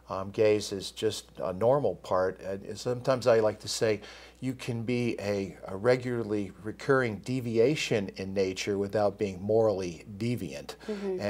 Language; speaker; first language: English; native; English